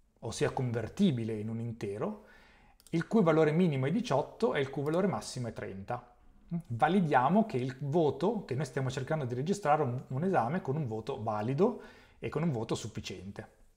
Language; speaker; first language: Italian; native; Italian